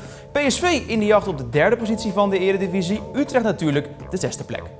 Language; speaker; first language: Dutch; native; Dutch